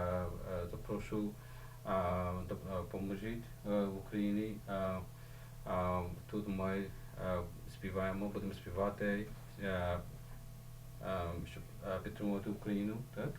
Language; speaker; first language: Ukrainian; non-native, learner; Bangla